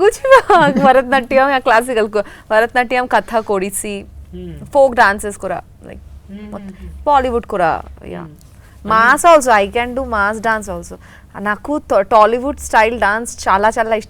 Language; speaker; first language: Telugu; non-native, learner; Bangla